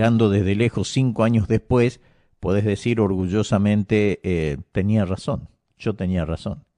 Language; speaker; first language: Spanish; native; Spanish